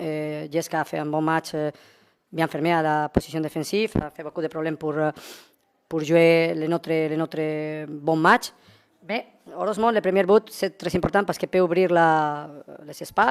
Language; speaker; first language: French; non-native, learner; Spanish